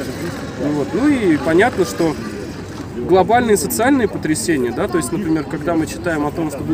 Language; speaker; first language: Russian; native; Russian